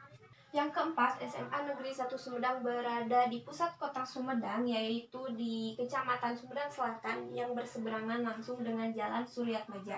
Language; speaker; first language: Indonesian; native; Indonesian